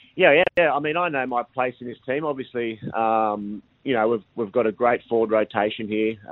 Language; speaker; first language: English; native; English